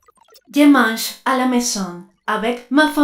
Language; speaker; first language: French; non-native, learner; Spanish